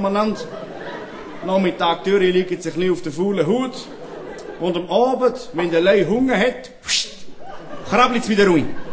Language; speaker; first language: German; native; German